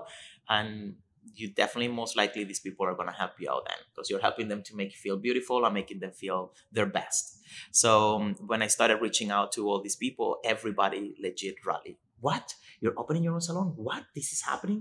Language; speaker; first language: English; non-native, fluent; Spanish